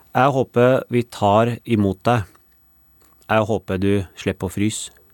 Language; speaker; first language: Norwegian; early bilingual, other home language; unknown